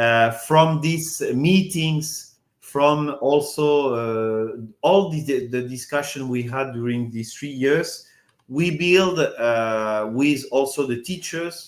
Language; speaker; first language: English; non-native, fluent; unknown